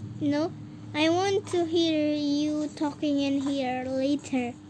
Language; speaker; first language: English; early bilingual, other home language; Indonesian